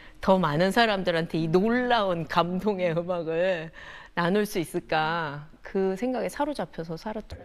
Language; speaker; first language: Korean; native; Korean